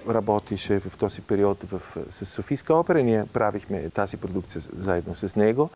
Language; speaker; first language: Bulgarian; non-native, fluent; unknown